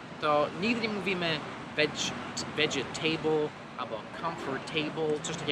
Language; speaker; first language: Polish; non-native, fluent; English